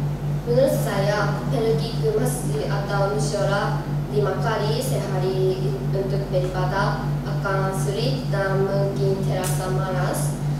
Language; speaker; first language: Indonesian; non-native, learner; Japanese